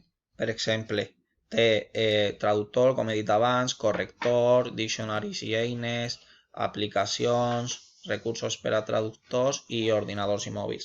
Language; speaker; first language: Catalan; non-native, local second language; Spanish